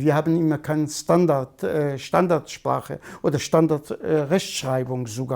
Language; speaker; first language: German; non-native, fluent; Kurdish